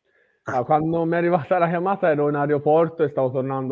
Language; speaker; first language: Italian; native; Italian